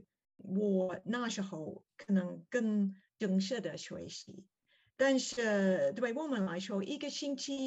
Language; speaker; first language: Chinese; non-native, learner; English